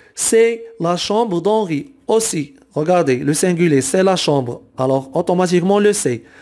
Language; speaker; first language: French; non-native, local second language; Arabic